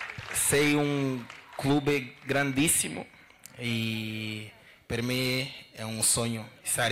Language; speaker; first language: Italian; non-native, learner; Portuguese